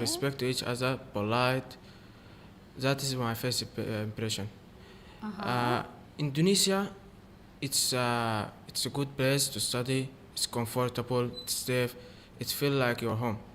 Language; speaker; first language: English; non-native, fluent; Arabic